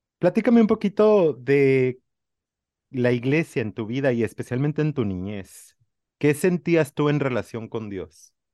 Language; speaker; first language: Spanish; native; Spanish